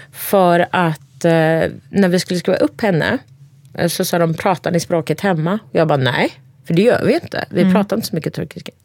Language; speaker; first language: Swedish; early bilingual, other home language; Turkish